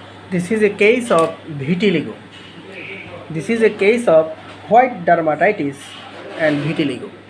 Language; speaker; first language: English; non-native, local second language; Bangla